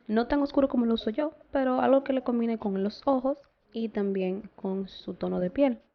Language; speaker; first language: Spanish; early bilingual, other home language; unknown